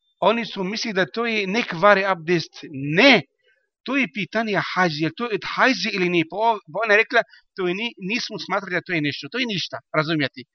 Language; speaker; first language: Bosnian; non-native, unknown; Arabic